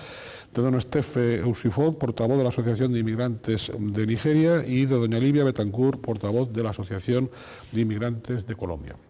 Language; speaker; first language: Spanish; native; Spanish